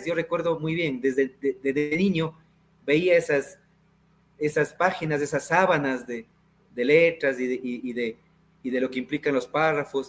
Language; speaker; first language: Spanish; native; Spanish